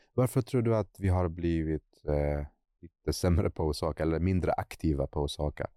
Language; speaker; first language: Swedish; non-native, fluent; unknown